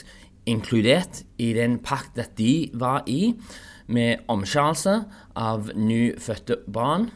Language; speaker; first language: Norwegian; non-native, fluent; English